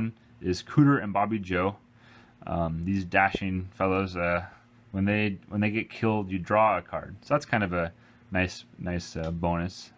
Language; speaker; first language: English; native; English